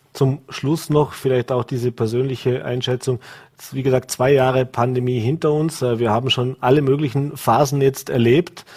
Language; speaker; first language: German; native; German